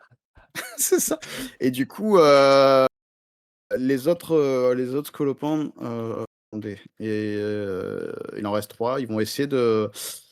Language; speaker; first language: French; native; French